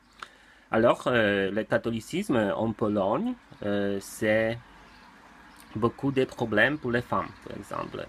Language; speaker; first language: French; non-native, learner; Polish